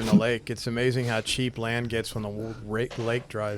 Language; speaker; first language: English; native; English